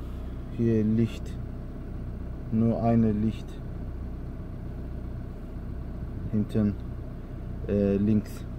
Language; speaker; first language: German; non-native, learner; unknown